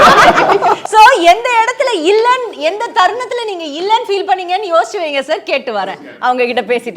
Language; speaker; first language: Tamil; native; Tamil